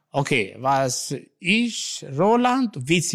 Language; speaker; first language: German; non-native, learner; Italian